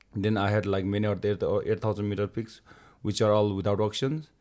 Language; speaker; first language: English; non-native, local second language; Sherpa